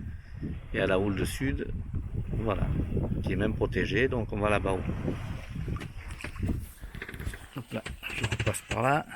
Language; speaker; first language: French; native; French